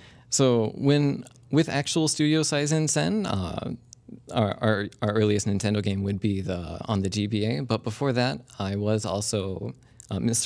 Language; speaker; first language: English; native; English